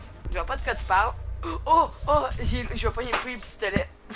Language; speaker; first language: French; native; French